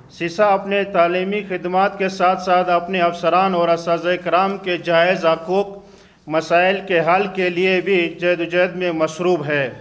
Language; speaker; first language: Urdu; non-native, local second language; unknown